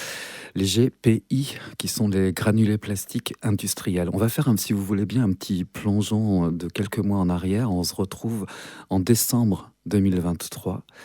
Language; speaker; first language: French; native; French